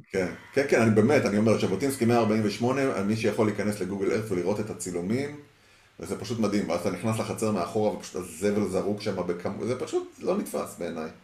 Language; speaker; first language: Hebrew; early bilingual, heritage; Hebrew